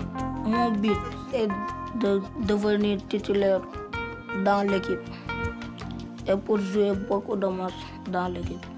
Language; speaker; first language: French; non-native, learner; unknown